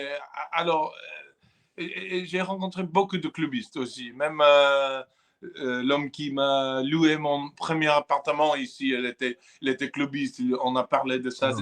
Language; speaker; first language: French; non-native, fluent; English